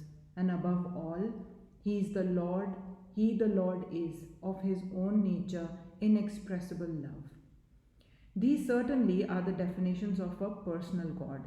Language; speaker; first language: English; non-native, local second language; Hindi